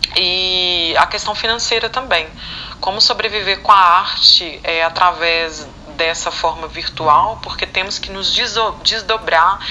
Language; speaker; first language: Portuguese; native; Portuguese